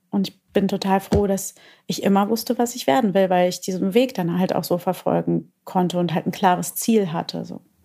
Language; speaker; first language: German; early bilingual, other home language; Portuguese